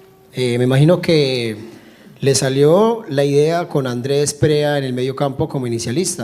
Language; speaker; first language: Spanish; native; Spanish